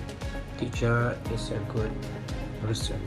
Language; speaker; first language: English; non-native, learner; Indonesian